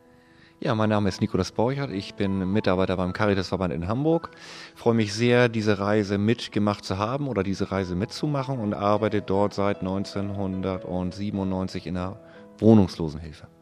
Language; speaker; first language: German; native; German